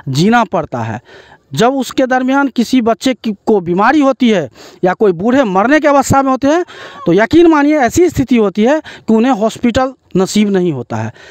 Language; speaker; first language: Hindi; native; Hindi